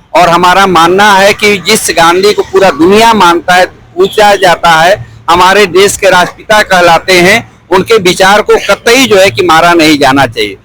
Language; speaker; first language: Hindi; native; Hindi